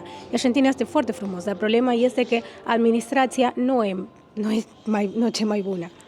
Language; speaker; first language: Romanian; non-native, learner; Spanish